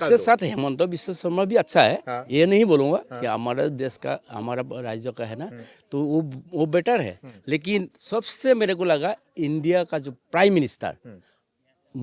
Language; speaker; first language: Hindi; non-native, local second language; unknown